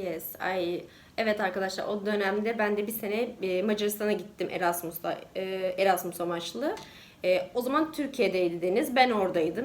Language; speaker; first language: Turkish; native; Turkish